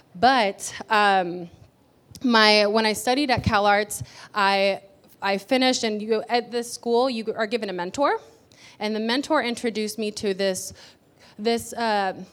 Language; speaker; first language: English; early bilingual, other home language; Spanish